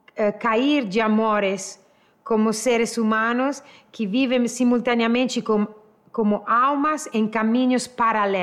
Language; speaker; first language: Portuguese; non-native, learner; Italian